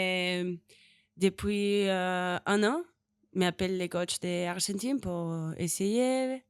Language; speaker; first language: French; non-native, learner; Spanish